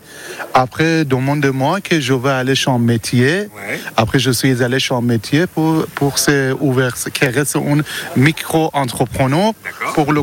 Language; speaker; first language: French; non-native, learner; Persian